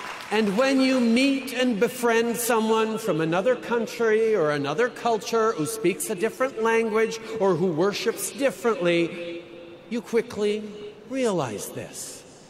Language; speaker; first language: English; native; English